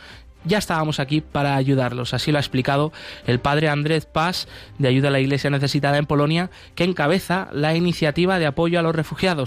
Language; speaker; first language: Spanish; native; Spanish